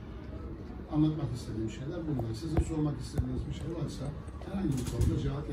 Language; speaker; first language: Turkish; native; Turkish